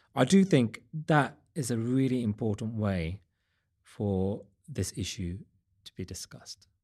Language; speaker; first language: English; native; English